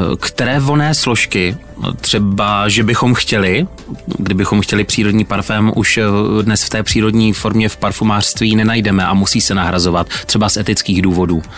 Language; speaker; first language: Czech; native; Czech